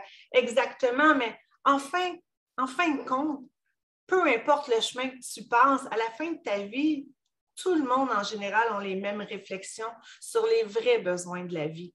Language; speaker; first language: French; native; French